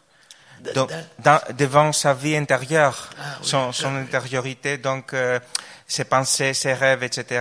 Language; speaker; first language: French; non-native, fluent; Greek